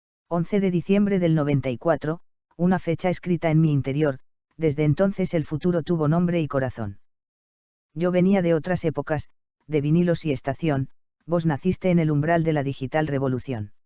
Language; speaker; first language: Spanish; native; Spanish